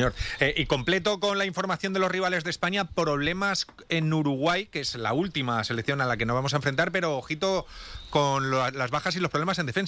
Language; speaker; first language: Spanish; native; Spanish